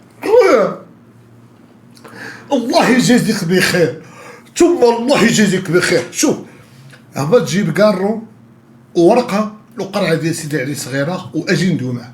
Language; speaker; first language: Arabic; native; Arabic